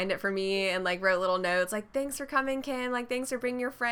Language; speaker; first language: English; native; English